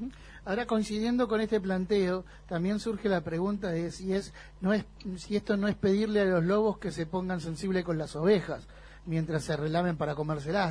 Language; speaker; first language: Spanish; native; Spanish